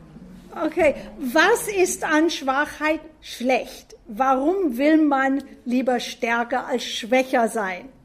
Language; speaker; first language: German; non-native, fluent; English